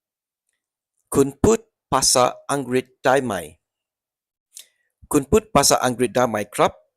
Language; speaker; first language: Thai; non-native, learner; English